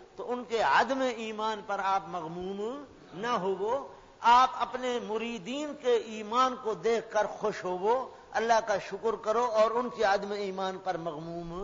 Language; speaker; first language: Urdu; non-native, local second language; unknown